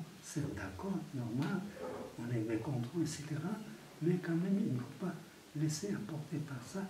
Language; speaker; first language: French; non-native, fluent; Tibetan